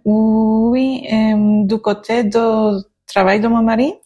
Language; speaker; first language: French; non-native, learner; Spanish